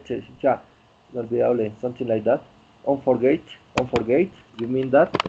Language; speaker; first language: English; non-native, learner; Spanish